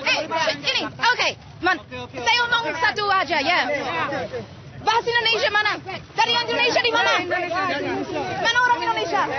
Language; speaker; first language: Indonesian; non-native, learner; English